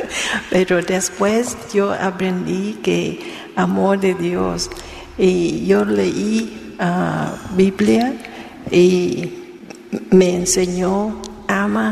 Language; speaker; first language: Spanish; non-native, learner; Vietnamese